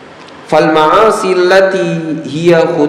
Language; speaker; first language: Arabic; non-native, fluent; Indonesian